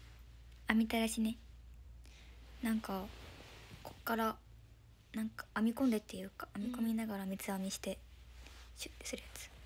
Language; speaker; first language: Japanese; native; Japanese